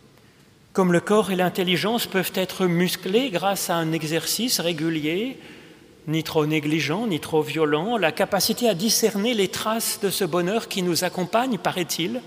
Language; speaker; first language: French; native; French